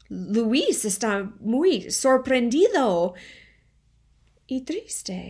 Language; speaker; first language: Spanish; non-native, fluent; English